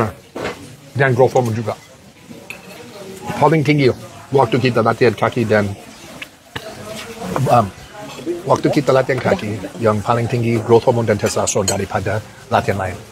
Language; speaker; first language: Indonesian; non-native, fluent; English